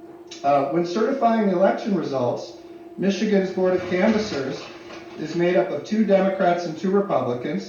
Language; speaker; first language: English; native; English